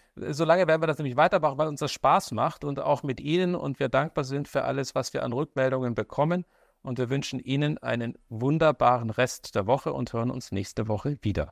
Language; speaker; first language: German; native; German